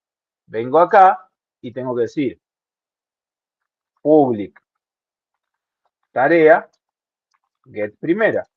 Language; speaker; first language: Spanish; native; Spanish